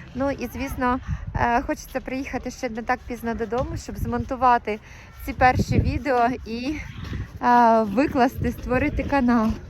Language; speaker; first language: Ukrainian; native; Ukrainian